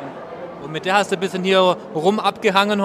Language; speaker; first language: German; native; German